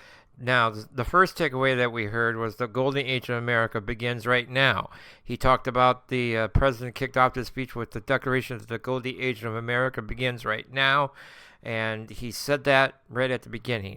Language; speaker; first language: English; native; English